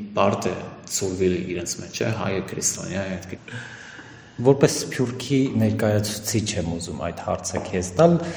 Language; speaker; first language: Armenian; native; Armenian